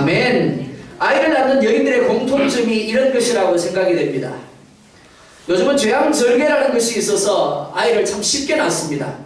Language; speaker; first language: Korean; native; Korean